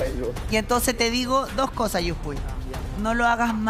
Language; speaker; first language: Spanish; native; Spanish